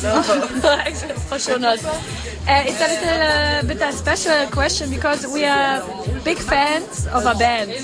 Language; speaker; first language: English; non-native, learner; German